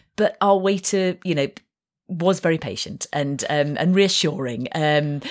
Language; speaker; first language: English; native; English